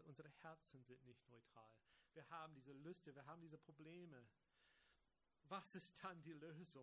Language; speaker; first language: German; non-native, fluent; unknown